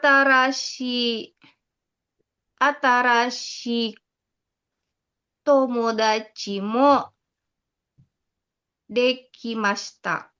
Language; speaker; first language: Japanese; non-native, learner; Indonesian